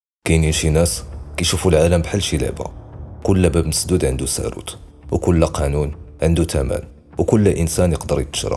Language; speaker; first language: Arabic; native; Arabic